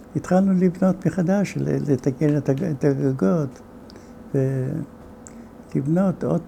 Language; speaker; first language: Hebrew; non-native, fluent; Romanian